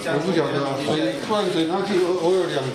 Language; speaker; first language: Chinese; native; Chinese